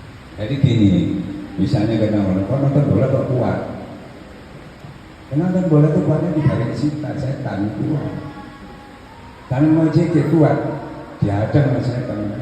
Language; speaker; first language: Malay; non-native, local second language; Javanese